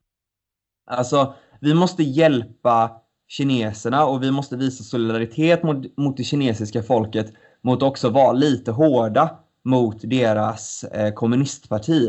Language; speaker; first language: Swedish; native; Swedish